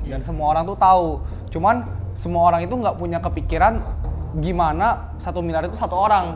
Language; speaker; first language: Indonesian; native; Indonesian